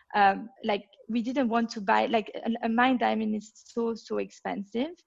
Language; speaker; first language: English; non-native, fluent; French